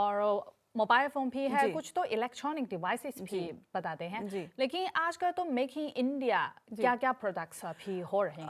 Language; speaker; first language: Hindi; non-native, fluent; Chinese